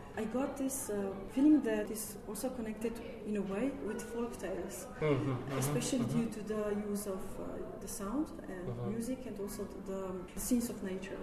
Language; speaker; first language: English; non-native, fluent; Slovenian